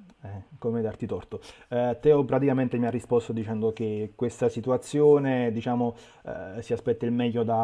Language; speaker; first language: Italian; native; Italian